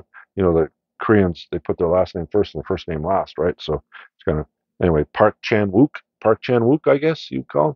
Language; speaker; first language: English; native; English